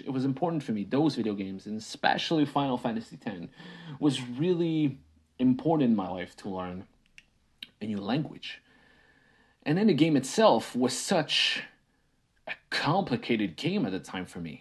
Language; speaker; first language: English; non-native, fluent; French